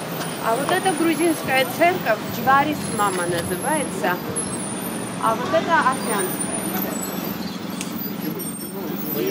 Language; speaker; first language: Russian; non-native, fluent; Georgian